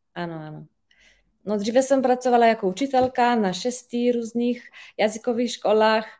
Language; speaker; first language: Czech; non-native, fluent; Slovenian